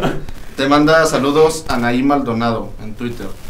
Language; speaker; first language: Spanish; native; Spanish